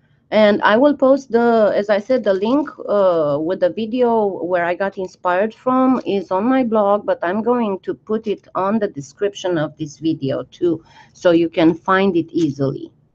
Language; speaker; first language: English; non-native, fluent; Romanian